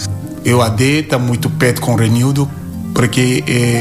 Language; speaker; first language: Portuguese; non-native, learner; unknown